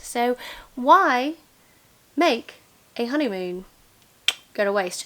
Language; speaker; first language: English; native; English